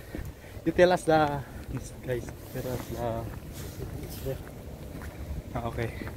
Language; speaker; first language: English; non-native, learner; Filipino